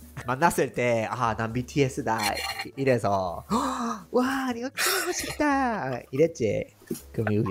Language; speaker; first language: Korean; non-native, fluent; Spanish